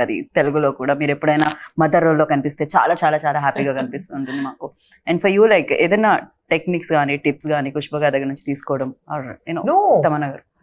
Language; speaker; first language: Telugu; native; Telugu